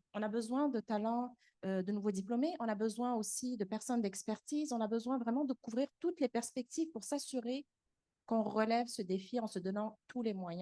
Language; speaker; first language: French; native; French